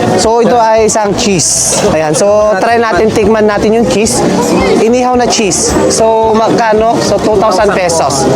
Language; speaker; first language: Filipino; native; Filipino